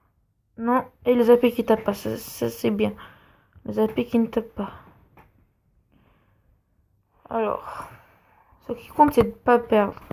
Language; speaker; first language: French; native; French